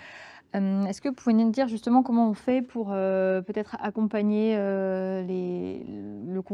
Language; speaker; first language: French; native; French